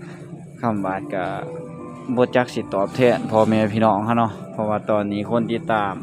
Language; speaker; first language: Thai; non-native, local second language; Lao